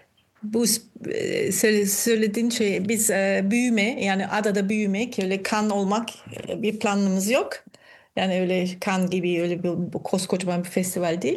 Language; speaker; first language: Turkish; non-native, fluent; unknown